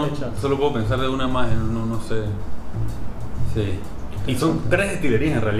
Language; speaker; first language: Spanish; native; Spanish